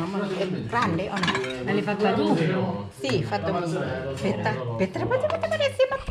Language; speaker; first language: Italian; non-native, learner; Thai